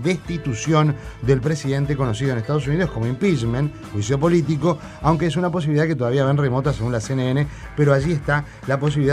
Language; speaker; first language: Spanish; native; Spanish